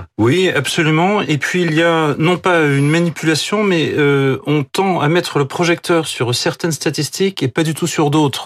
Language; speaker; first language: French; native; French